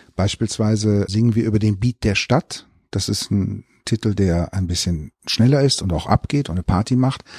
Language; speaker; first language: German; native; German